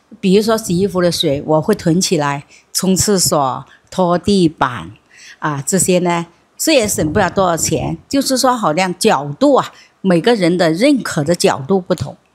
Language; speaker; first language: Chinese; non-native, local second language; Hakka Chinese